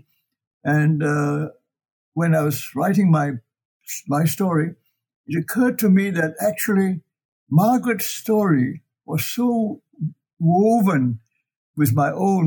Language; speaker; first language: English; non-native, local second language; Chinese